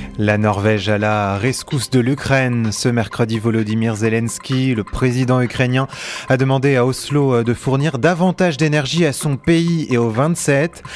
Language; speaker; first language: French; native; French